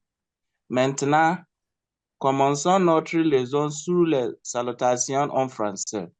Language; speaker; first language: French; non-native, learner; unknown